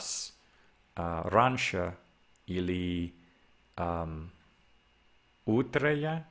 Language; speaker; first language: Russian; non-native, learner; Spanish